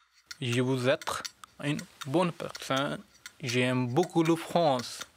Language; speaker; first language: French; non-native, learner; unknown